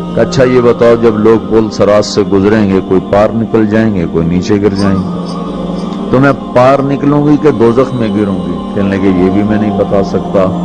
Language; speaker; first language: Urdu; non-native, local second language; Punjabi